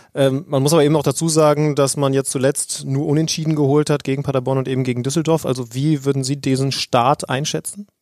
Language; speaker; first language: German; native; German